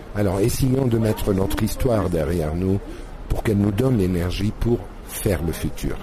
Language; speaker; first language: French; non-native, fluent; Arabic